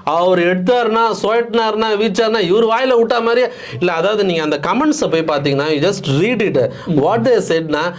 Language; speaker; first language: Tamil; native; Tamil